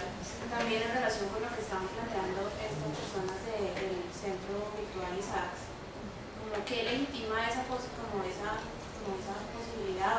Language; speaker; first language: Spanish; non-native, learner; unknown